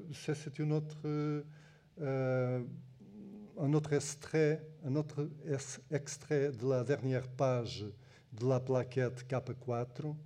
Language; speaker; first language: French; non-native, fluent; Portuguese